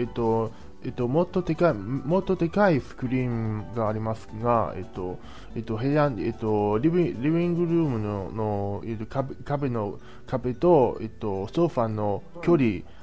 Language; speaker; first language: Japanese; non-native, learner; Chinese